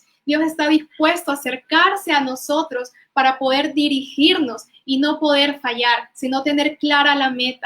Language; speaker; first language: Spanish; native; Spanish